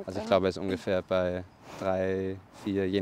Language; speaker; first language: German; native; German